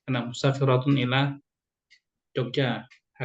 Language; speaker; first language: Arabic; non-native, fluent; Indonesian